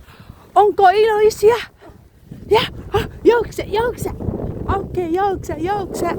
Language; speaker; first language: Finnish; non-native, learner; Burmese